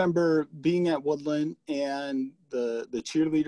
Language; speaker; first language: English; native; English